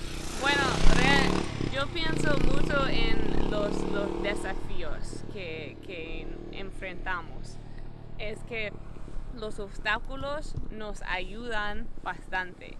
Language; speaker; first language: Spanish; non-native, fluent; English